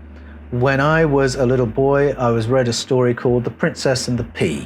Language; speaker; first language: English; native; English